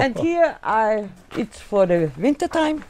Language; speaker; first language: English; non-native, learner; German